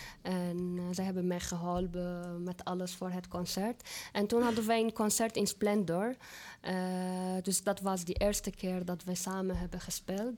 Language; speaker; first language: Dutch; non-native, fluent; Arabic